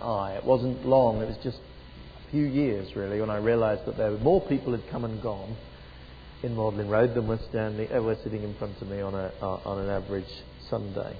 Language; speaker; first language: English; native; English